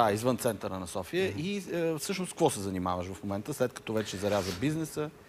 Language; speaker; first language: Bulgarian; native; Bulgarian